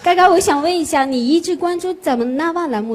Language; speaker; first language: Chinese; non-native, local second language; Uyghur